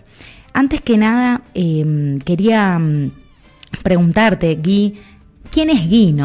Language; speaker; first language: Spanish; native; Spanish